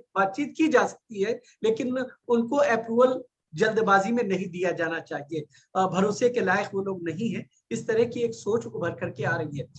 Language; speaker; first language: Hindi; native; Hindi